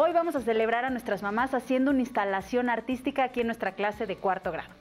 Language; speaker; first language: Spanish; native; Spanish